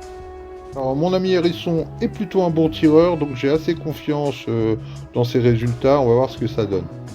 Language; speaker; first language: French; native; French